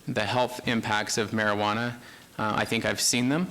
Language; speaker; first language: English; native; English